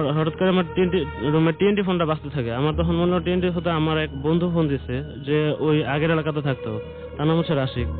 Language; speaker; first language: Bangla; native; Bangla